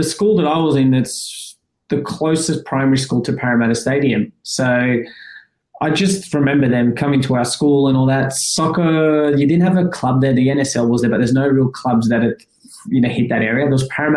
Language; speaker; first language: English; early bilingual, other home language; Persian